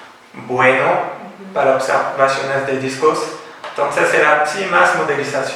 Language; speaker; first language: Spanish; non-native, fluent; French